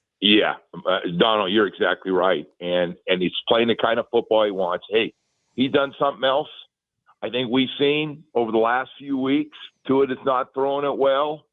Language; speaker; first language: English; native; English